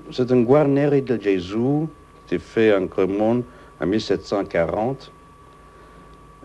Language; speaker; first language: French; non-native, fluent; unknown